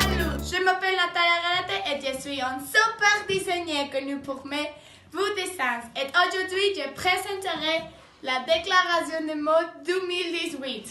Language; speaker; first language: French; non-native, learner; Spanish